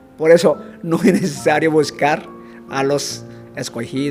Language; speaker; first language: Spanish; non-native, fluent; Korean